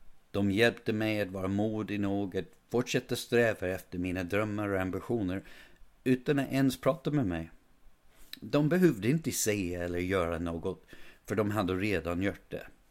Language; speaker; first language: Swedish; non-native, fluent; English